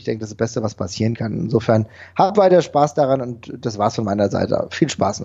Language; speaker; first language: German; native; German